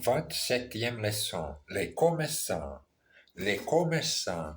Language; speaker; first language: French; non-native, learner; Portuguese